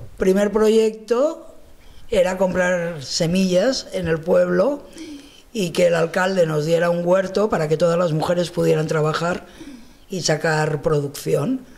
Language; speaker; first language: Spanish; native; Spanish